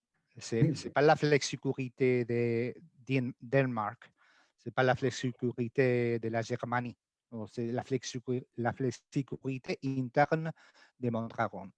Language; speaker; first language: French; non-native, learner; Spanish